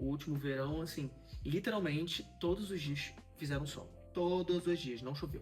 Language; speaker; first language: Portuguese; native; Portuguese